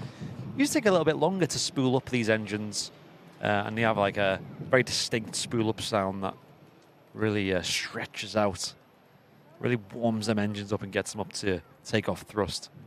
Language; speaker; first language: English; native; English